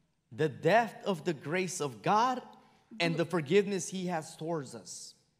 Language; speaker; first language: English; non-native, fluent; Spanish